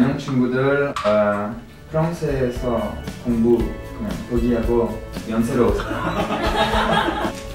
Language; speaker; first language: Korean; non-native, fluent; French